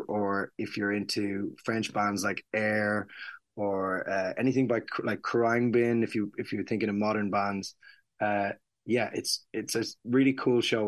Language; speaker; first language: English; native; English